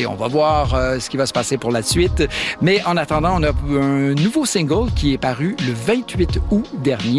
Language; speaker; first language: French; native; French